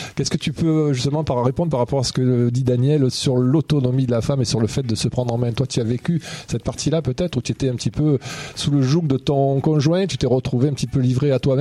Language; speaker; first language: French; native; French